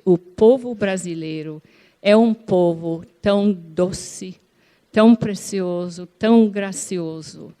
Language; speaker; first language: Portuguese; non-native, fluent; English